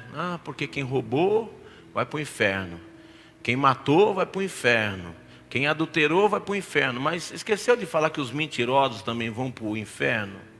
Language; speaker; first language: Portuguese; native; Portuguese